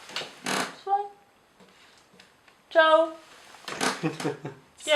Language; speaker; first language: English; non-native, learner; Czech